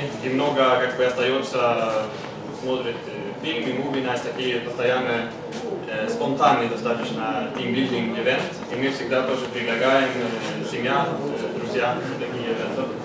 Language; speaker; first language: Russian; non-native, learner; Swedish